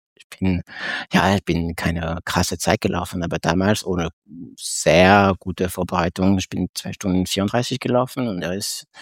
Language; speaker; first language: German; non-native, fluent; French